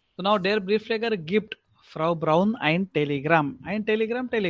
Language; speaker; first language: German; non-native, fluent; Marathi